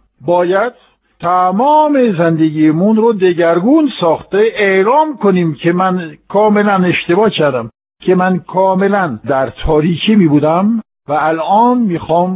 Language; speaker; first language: Persian; non-native, fluent; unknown